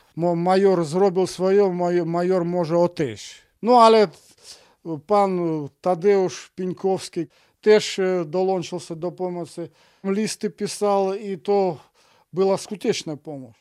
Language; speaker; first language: Polish; non-native, fluent; Russian